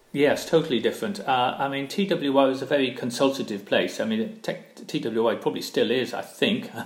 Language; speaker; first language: English; native; English